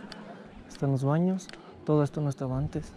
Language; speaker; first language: Spanish; native; Spanish